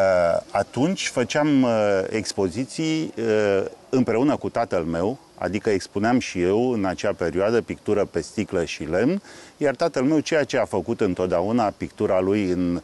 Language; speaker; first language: Romanian; native; Romanian